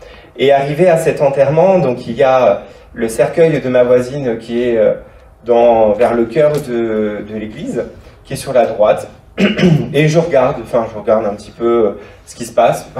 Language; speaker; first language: French; native; French